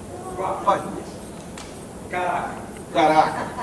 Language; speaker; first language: Portuguese; non-native, fluent; Italian